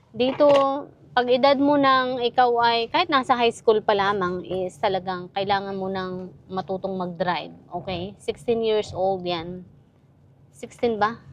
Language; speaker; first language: Filipino; native; Filipino